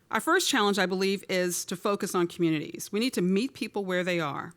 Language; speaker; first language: English; native; English